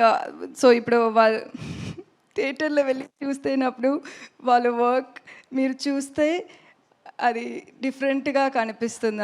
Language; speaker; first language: Telugu; non-native, learner; Tamil